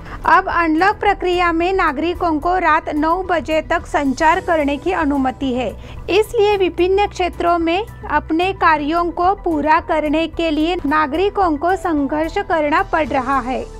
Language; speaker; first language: Hindi; non-native, local second language; Marathi